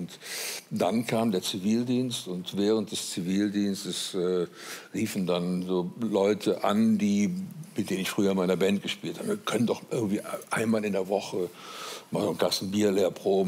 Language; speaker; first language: German; native; German